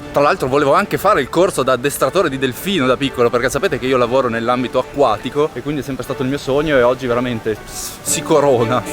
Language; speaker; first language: Italian; native; Italian